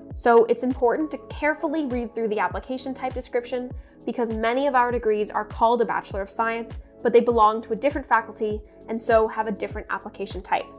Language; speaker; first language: English; native; English